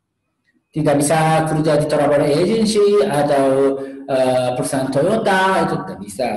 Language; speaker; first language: Indonesian; non-native, learner; Japanese